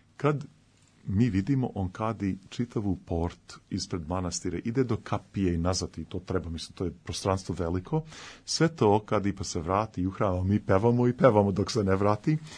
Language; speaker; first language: Serbian; early bilingual, heritage; Serbian